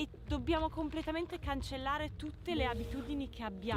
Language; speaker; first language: Italian; native; Italian